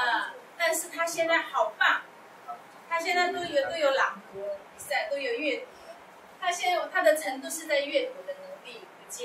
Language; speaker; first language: Chinese; non-native, local second language; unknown